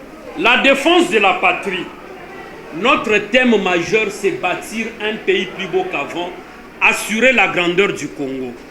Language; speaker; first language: French; non-native, local second language; Lingala